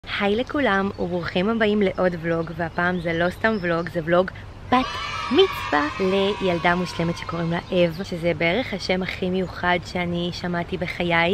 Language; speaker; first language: Hebrew; native; Hebrew